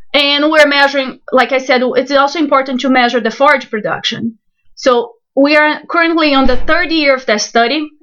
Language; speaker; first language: English; non-native, fluent; Portuguese